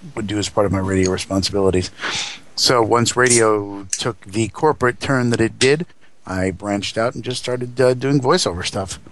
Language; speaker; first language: English; native; English